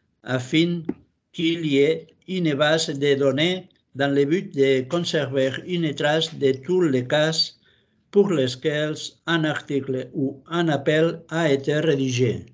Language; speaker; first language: French; non-native, learner; Catalan